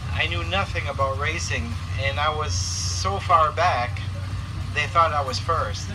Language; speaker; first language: English; early bilingual, other home language; French